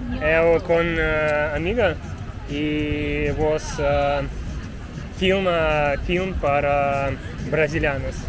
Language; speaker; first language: Portuguese; non-native, learner; Russian